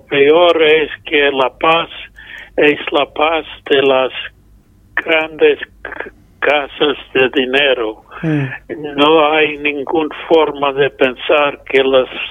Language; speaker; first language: Spanish; non-native, fluent; English